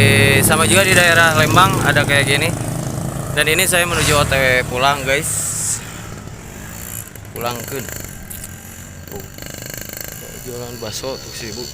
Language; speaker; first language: Indonesian; non-native, local second language; Sundanese